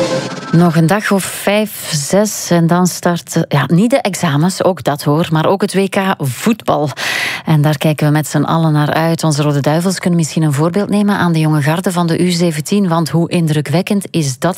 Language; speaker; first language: Dutch; native; Dutch